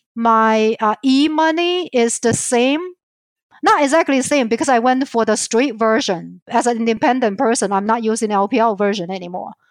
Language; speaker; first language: English; non-native, fluent; Chinese